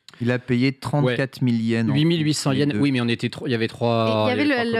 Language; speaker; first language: French; native; French